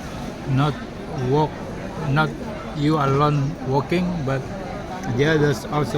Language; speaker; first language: English; non-native, learner; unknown